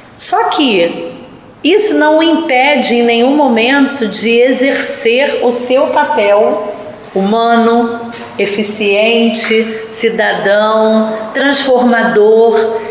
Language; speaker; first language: Portuguese; native; Portuguese